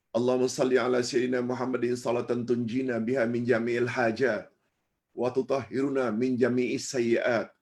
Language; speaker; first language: Malay; native; Malay